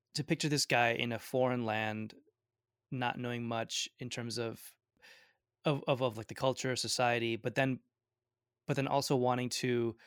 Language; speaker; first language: English; early bilingual, other home language; Gujarati